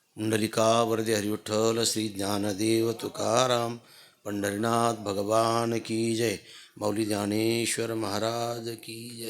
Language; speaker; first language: Hindi; non-native, local second language; Marathi